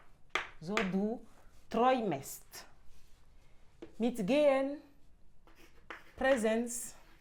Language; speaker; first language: German; non-native, fluent; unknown